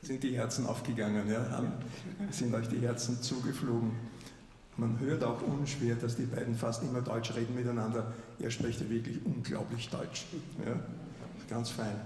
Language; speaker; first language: German; native; German